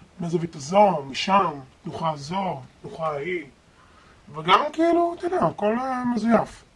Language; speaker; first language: Hebrew; early bilingual, other home language; Spanish